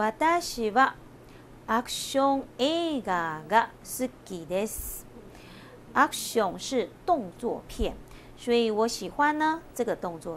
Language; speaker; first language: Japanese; non-native, fluent; Chinese